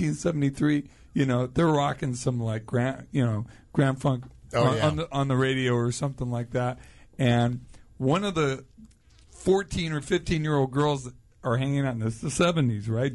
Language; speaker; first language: English; native; English